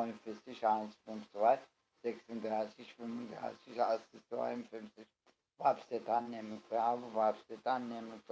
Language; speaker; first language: German; non-native, learner; Turkish